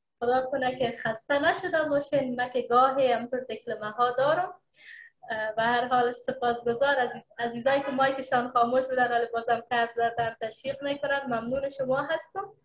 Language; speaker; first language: Persian; native; Persian